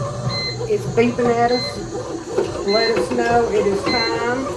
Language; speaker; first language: English; native; English